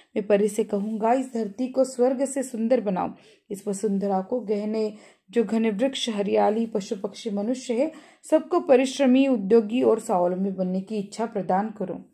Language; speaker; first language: Hindi; non-native, local second language; Marathi